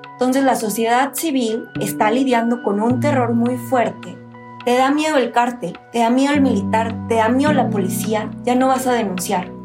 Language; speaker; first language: Spanish; native; Spanish